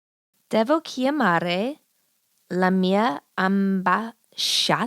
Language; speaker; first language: Italian; non-native, learner; English